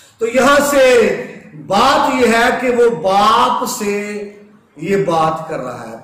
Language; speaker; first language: Urdu; native; Urdu